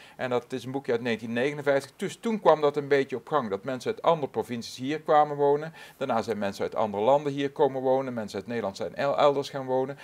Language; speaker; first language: Dutch; native; Dutch